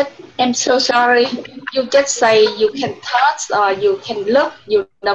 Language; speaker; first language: English; non-native, learner; Vietnamese